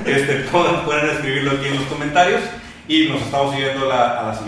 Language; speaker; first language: Spanish; native; Spanish